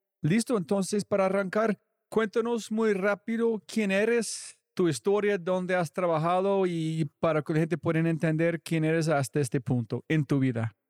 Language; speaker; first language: Spanish; non-native, fluent; English